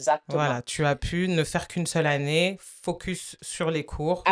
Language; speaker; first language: French; native; French